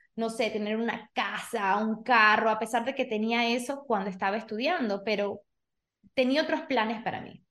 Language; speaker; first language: Spanish; early bilingual, other home language; Portuguese